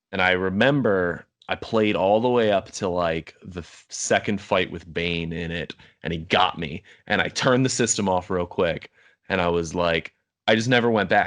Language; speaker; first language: English; native; English